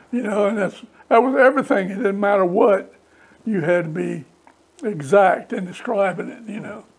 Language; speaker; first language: English; native; English